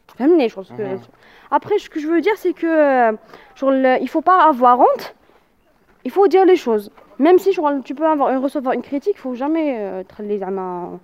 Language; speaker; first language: French; non-native, local second language; Arabic